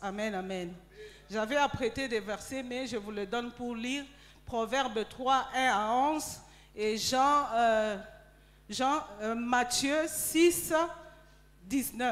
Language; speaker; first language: French; non-native, local second language; Lingala